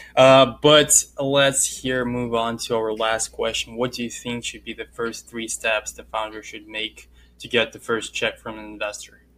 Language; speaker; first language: English; non-native, fluent; Russian